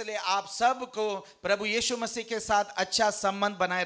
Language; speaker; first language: Hindi; native; Hindi